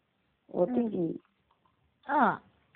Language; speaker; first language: Chinese; non-native, learner; Korean